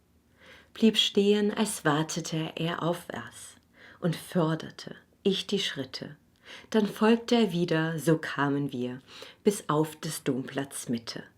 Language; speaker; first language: German; native; German